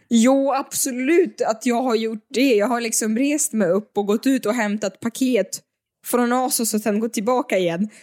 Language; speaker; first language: Swedish; native; Swedish